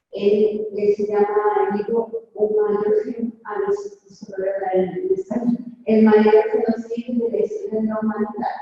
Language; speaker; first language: Spanish; non-native, fluent; Portuguese